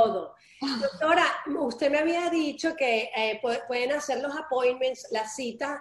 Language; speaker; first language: Spanish; early bilingual, heritage; Spanish